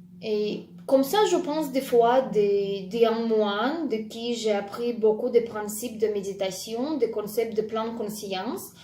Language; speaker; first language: French; non-native, fluent; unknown